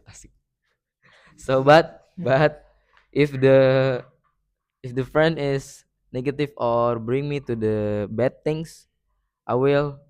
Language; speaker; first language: English; non-native, learner; Indonesian